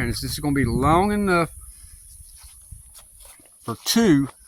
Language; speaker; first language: English; native; English